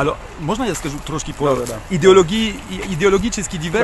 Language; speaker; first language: Ukrainian; non-native, learner; French